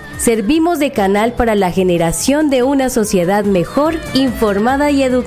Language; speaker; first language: Spanish; native; Spanish